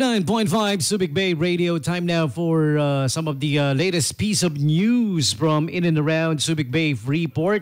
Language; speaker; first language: English; non-native, local second language; Filipino